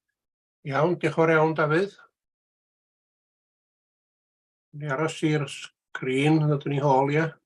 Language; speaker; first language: Welsh; native; Welsh